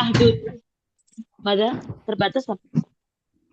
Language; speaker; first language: Arabic; non-native, fluent; Indonesian